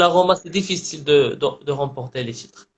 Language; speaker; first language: French; non-native, local second language; Arabic